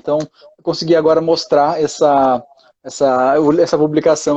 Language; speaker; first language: Portuguese; native; Portuguese